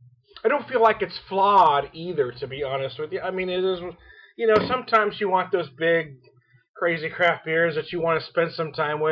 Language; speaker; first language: English; native; English